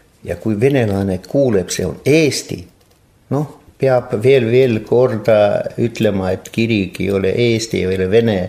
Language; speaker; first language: Estonian; non-native, local second language; Russian